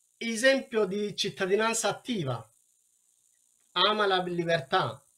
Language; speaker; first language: Italian; non-native, learner; Wolaytta